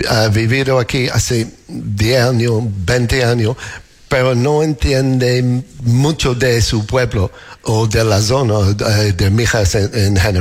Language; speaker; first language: Spanish; non-native, fluent; English